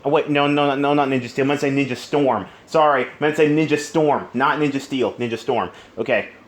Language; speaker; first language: English; native; English